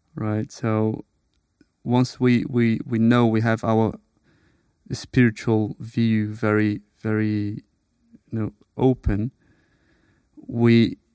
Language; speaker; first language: English; non-native, fluent; Portuguese